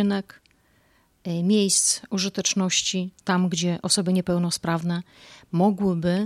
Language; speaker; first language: Polish; native; Polish